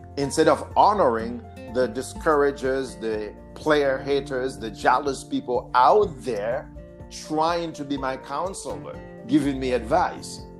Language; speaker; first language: English; non-native, fluent; Haitian Creole